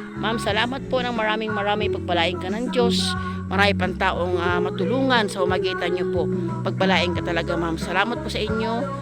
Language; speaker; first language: Filipino; non-native, local second language; Masbatenyo